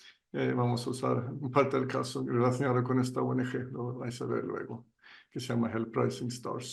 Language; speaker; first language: Spanish; non-native, fluent; Swedish